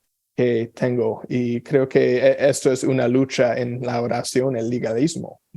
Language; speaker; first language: Spanish; non-native, fluent; English